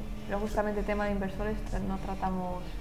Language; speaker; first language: Spanish; native; Spanish